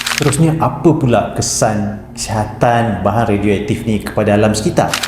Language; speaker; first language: Malay; native; Malay